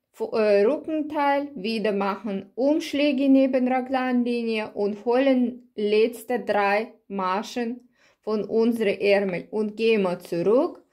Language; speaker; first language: German; non-native, learner; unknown